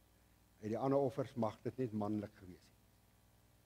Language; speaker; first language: Afrikaans; native; Afrikaans